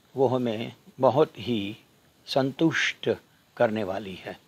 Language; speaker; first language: Hindi; non-native, local second language; Gujarati